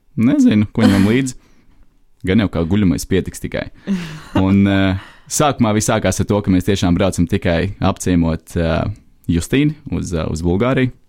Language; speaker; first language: Latvian; native; Latvian